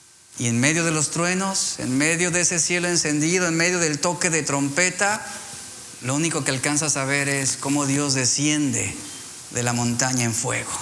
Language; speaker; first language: Spanish; native; Spanish